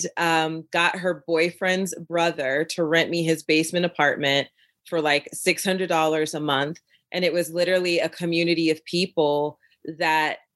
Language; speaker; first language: English; native; English